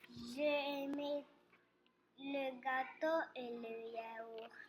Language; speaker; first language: French; non-native, learner; Portuguese